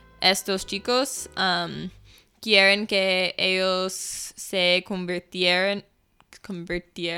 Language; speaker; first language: Spanish; non-native, fluent; English